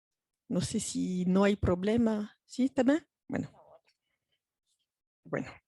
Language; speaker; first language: Spanish; non-native, fluent; French